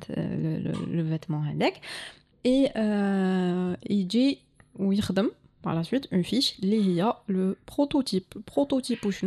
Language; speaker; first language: French; non-native, local second language; Arabic